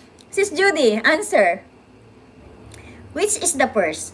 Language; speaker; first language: English; non-native, local second language; Filipino